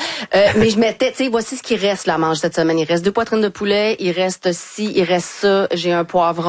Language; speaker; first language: French; native; French